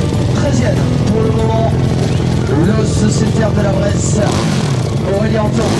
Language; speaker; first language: French; native; French